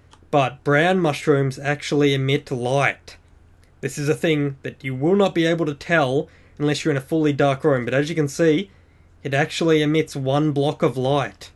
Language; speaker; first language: English; native; English